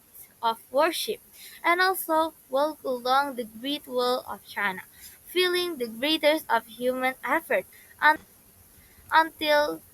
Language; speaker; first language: English; non-native, learner; Indonesian